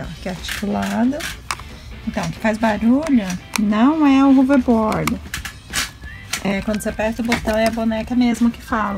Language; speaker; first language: Portuguese; native; Portuguese